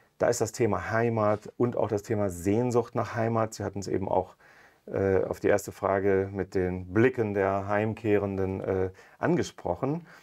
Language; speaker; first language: German; native; German